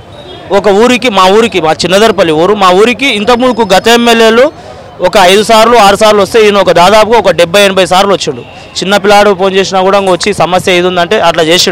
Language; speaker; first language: Telugu; native; Telugu